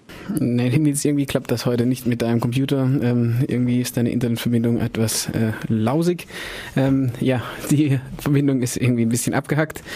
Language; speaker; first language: German; native; German